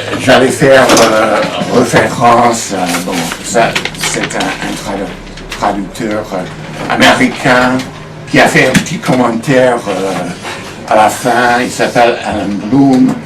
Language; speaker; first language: French; non-native, fluent; English